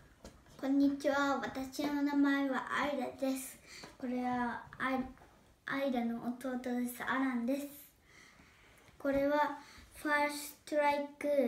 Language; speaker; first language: Japanese; early bilingual, heritage; Japanese